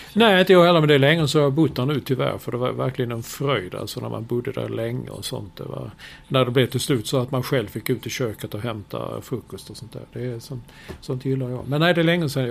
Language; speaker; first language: Swedish; native; Swedish